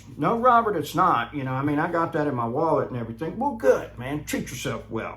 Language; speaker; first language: English; native; English